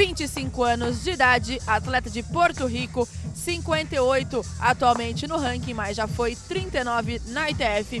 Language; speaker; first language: Portuguese; native; Portuguese